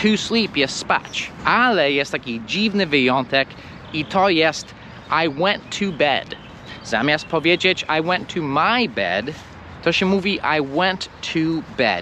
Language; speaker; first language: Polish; non-native, fluent; English